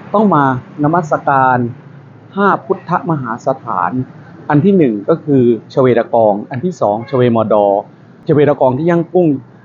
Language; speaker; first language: Thai; native; Thai